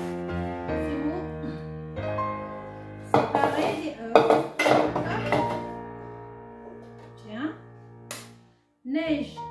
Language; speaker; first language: French; non-native, learner; Hmong